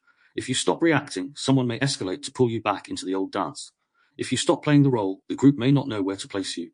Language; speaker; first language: English; native; English